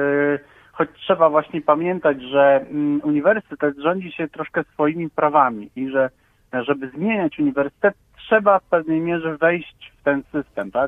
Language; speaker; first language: Polish; native; Polish